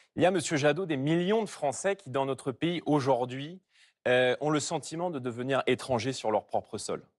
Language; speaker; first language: French; native; French